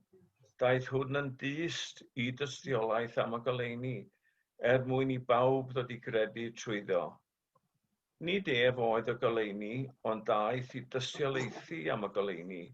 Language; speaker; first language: Welsh; native; Welsh